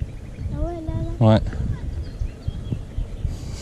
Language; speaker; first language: French; native; French